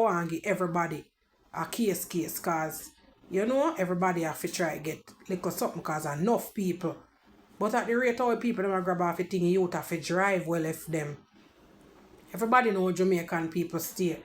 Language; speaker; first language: English; native; English